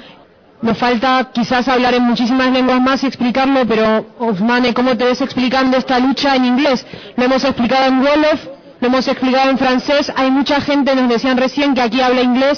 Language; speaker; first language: Spanish; native; Spanish